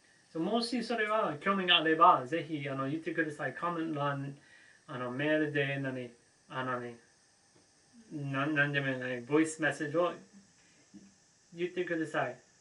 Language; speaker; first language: Japanese; non-native, learner; English